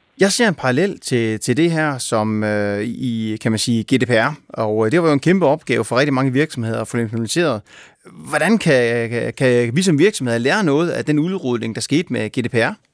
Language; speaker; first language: Danish; native; Danish